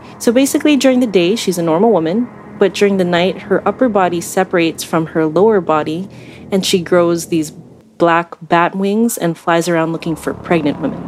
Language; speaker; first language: English; non-native, local second language; Filipino